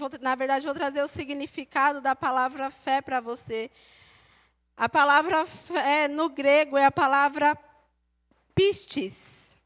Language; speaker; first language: Portuguese; native; Portuguese